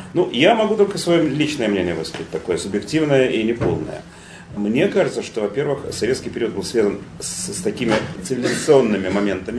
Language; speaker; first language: Russian; native; Russian